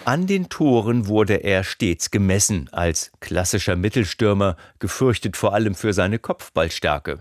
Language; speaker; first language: German; native; German